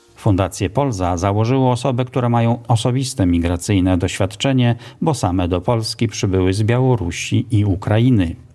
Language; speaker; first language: Polish; native; Polish